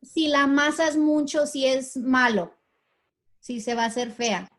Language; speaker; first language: Spanish; early bilingual, heritage; Spanish